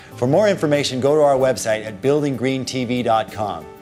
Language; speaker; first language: English; native; English